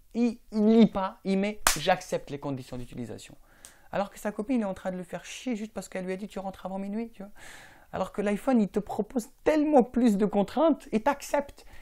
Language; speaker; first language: French; non-native, local second language; Arabic